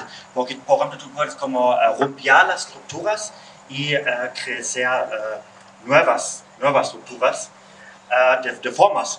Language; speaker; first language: Spanish; non-native, learner; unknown